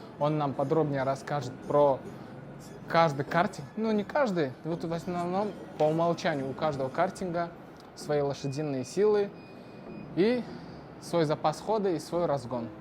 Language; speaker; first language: Russian; non-native, fluent; Turkmen